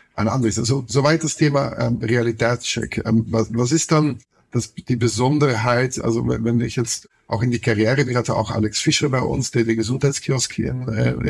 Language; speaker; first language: German; non-native, fluent; Dutch